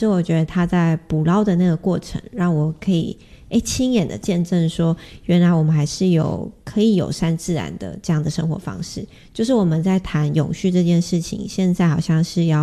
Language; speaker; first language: Chinese; native; Chinese